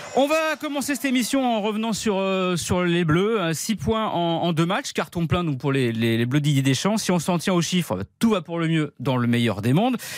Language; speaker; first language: French; native; French